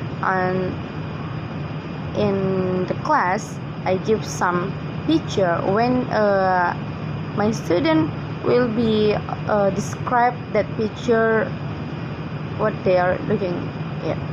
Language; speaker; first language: English; non-native, fluent; Indonesian